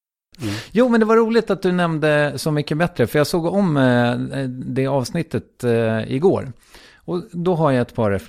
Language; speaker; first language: Swedish; native; Swedish